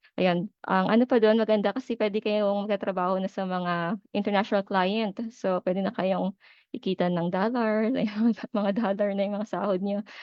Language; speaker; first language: Filipino; native; Filipino